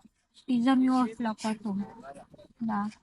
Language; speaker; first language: Russian; non-native, learner; Hiligaynon